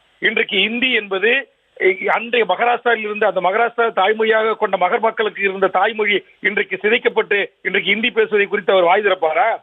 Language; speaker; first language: Tamil; native; Tamil